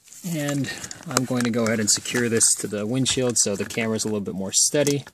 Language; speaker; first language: English; native; English